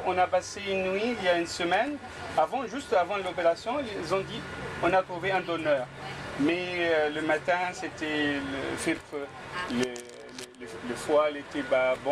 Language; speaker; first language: French; non-native, fluent; Arabic